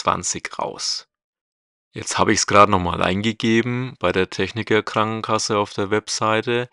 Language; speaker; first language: German; native; German